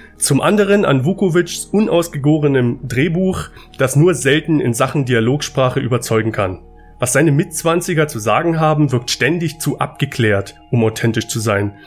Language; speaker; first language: German; native; German